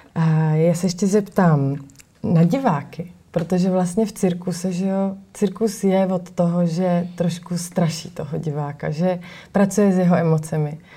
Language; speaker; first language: Czech; native; Czech